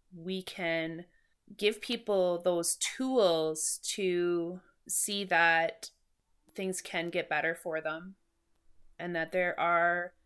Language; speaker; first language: English; native; English